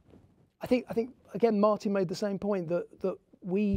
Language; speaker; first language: English; native; English